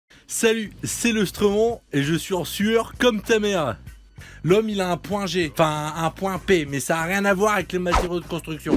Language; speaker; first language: French; native; French